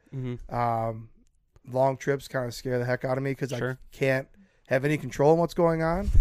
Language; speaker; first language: English; native; English